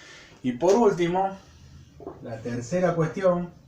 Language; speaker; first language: Spanish; native; Spanish